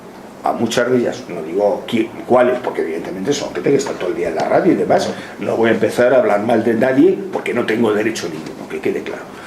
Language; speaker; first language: Spanish; native; Spanish